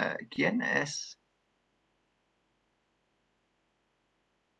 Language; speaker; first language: Spanish; non-native, learner; English